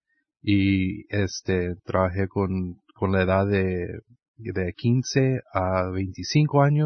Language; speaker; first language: Spanish; early bilingual, heritage; Spanish